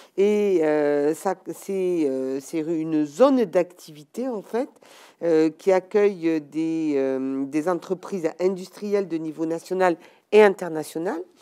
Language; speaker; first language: French; native; French